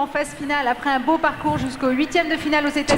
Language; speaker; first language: French; native; French